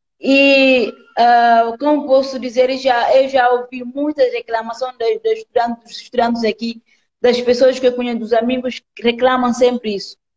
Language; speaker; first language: Portuguese; non-native, local second language; Upper Guinea Crioulo